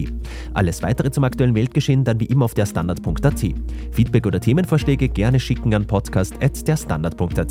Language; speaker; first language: German; native; German